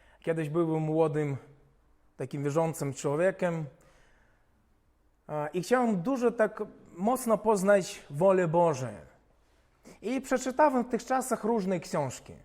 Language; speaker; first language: Polish; non-native, fluent; Ukrainian